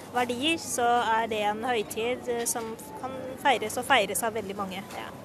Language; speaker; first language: Norwegian; native; Norwegian